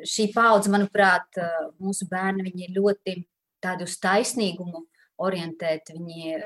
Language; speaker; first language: Latvian; native; Latvian